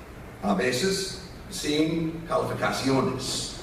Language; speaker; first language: Spanish; non-native, fluent; English